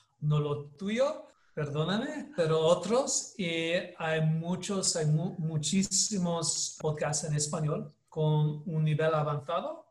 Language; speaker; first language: Spanish; non-native, learner; English